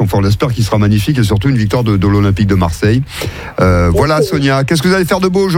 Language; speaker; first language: French; native; French